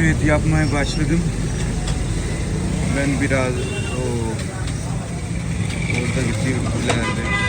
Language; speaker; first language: Turkish; non-native, learner; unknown